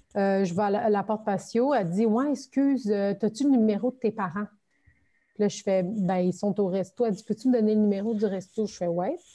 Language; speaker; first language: French; early bilingual, other home language; Turkish